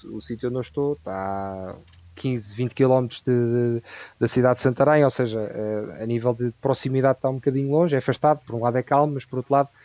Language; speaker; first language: Portuguese; native; Portuguese